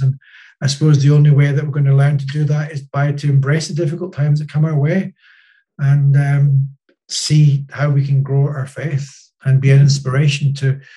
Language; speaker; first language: English; native; English